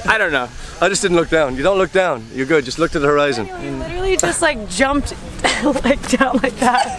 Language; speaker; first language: English; native; English